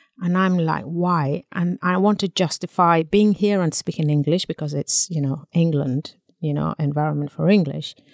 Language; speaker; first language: English; non-native, local second language; Yoruba